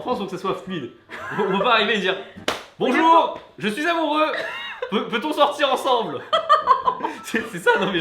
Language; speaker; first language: French; native; French